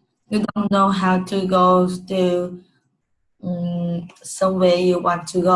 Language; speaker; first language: English; non-native, learner; Vietnamese